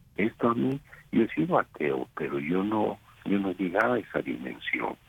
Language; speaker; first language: Spanish; native; Spanish